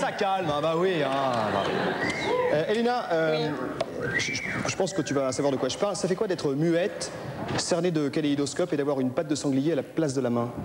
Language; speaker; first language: French; native; French